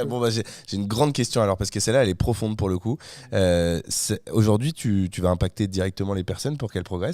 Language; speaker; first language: French; native; French